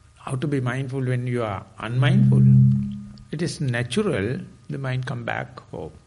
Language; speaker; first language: English; non-native, fluent; Sinhala